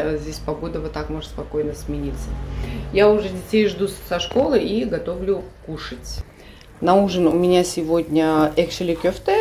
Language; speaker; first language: Russian; native; Russian